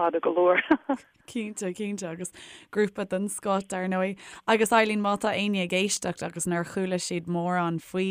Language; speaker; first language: Irish; native; Irish